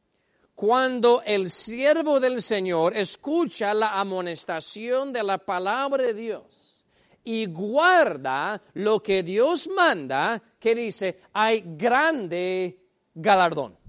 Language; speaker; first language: Spanish; native; Spanish